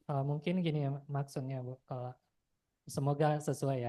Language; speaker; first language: Indonesian; native; Indonesian